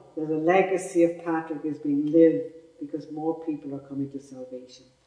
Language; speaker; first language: English; native; English